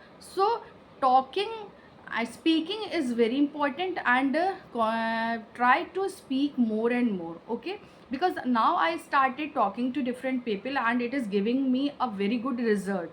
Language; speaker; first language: English; non-native, local second language; Hindi